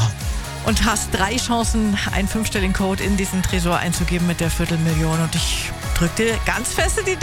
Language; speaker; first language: German; native; German